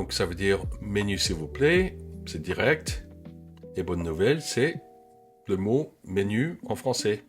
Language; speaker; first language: French; non-native, fluent; Korean